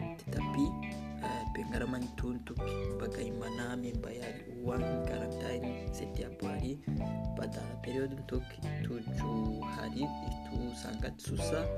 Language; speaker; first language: Indonesian; non-native, learner; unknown